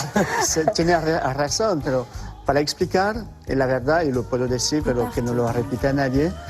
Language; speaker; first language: Spanish; non-native, fluent; French